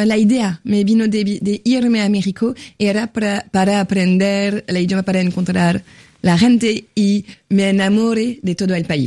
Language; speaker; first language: Spanish; non-native, fluent; French